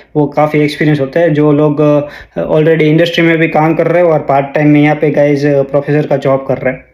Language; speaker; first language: Hindi; non-native, local second language; Gujarati